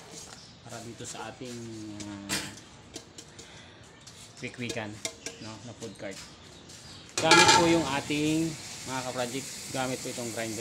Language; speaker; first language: Filipino; native; Filipino